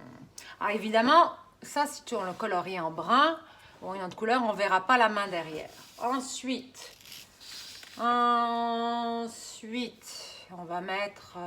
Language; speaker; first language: French; native; French